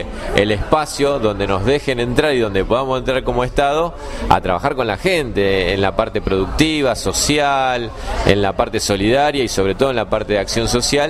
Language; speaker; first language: Spanish; native; Spanish